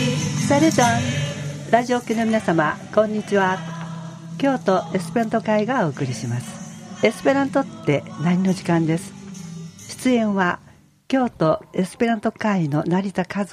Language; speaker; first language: Japanese; native; Japanese